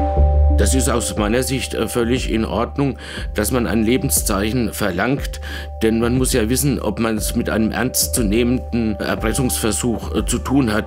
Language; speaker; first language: German; native; German